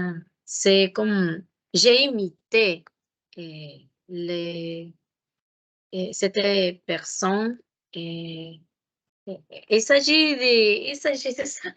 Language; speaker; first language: French; non-native, learner; Spanish